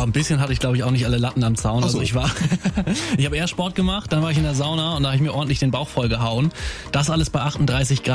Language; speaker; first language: German; native; German